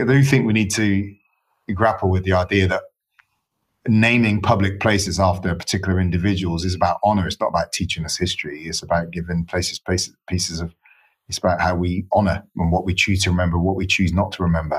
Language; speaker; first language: English; native; English